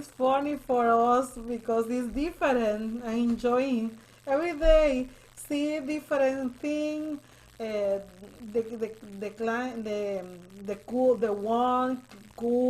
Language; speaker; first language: English; non-native, learner; Spanish